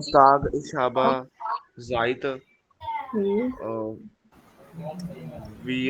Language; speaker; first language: German; non-native, learner; Hindi